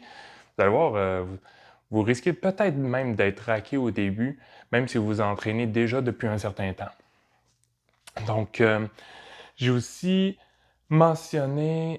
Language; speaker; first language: French; native; French